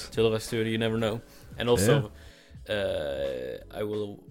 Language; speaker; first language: English; non-native, fluent; Norwegian